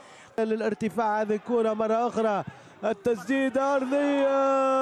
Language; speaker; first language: Arabic; native; Arabic